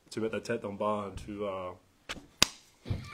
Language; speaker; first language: French; non-native, learner; English